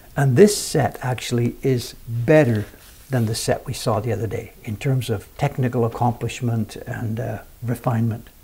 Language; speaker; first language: English; native; English